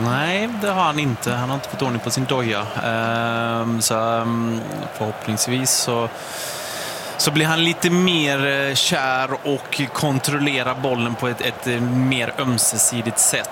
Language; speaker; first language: Swedish; native; Swedish